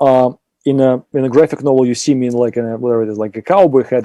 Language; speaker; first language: English; non-native, fluent; German